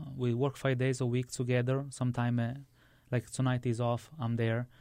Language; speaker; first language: English; non-native, fluent; Italian